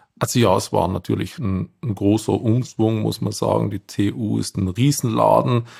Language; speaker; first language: German; native; German